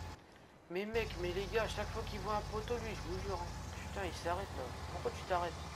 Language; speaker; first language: French; native; French